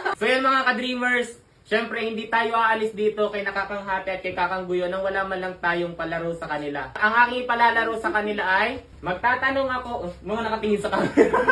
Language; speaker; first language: Filipino; native; Filipino